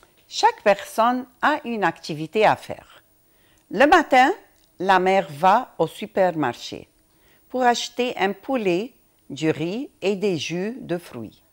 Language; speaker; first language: French; non-native, fluent; Arabic